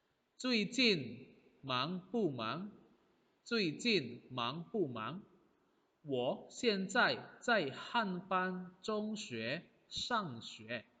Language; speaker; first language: Chinese; non-native, fluent; Indonesian